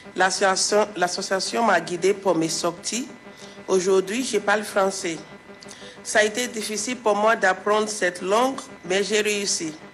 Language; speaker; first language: French; non-native, fluent; English